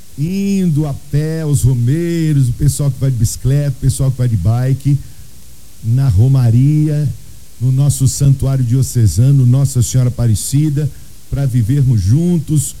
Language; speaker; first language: Portuguese; native; Portuguese